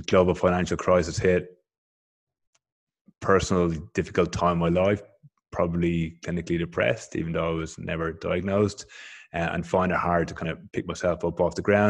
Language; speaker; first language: English; native; English